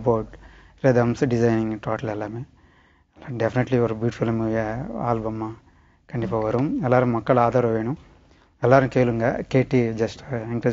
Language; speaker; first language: Tamil; native; Tamil